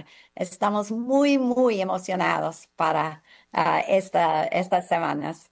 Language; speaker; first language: Spanish; non-native, fluent; English